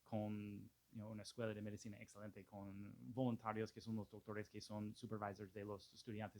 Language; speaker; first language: Spanish; non-native, fluent; English